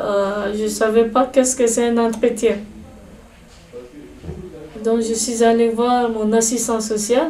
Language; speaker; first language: French; non-native, fluent; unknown